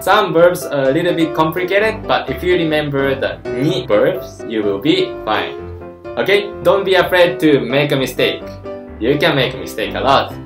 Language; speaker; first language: English; non-native, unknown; Japanese